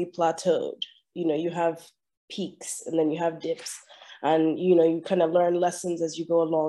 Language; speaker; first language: English; non-native, local second language; Yoruba